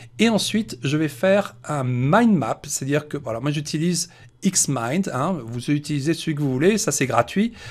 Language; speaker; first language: French; native; French